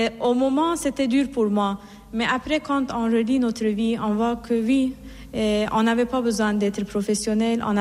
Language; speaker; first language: French; non-native, fluent; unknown